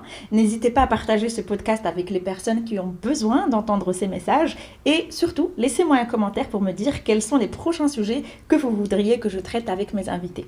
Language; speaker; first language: French; native; French